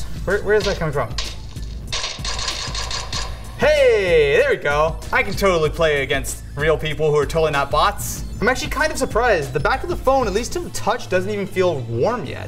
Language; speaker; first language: English; native; English